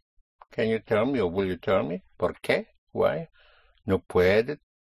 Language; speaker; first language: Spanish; non-native, fluent; English